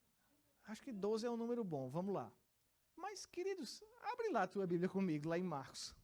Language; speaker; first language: Portuguese; native; Portuguese